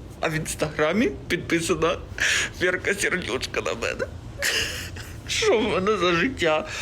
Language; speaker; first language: Ukrainian; non-native, fluent; English